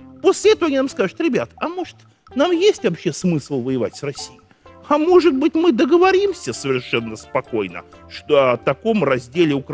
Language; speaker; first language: Russian; native; Russian